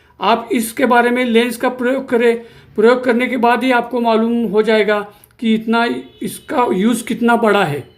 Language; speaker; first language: Hindi; non-native, local second language; Marathi